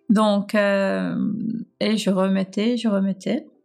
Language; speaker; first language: French; non-native, local second language; Arabic